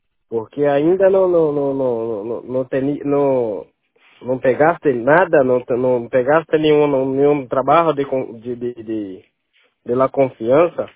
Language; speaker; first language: Spanish; non-native, learner; Portuguese